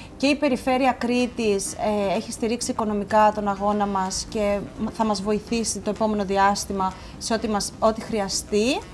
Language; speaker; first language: Greek; native; Greek